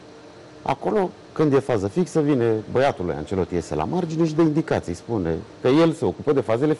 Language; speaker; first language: Romanian; native; Romanian